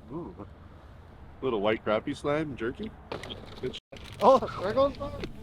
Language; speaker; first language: English; native; English